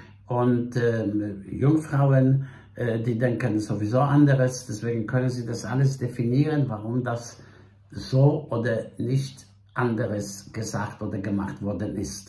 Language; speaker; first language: German; non-native, fluent; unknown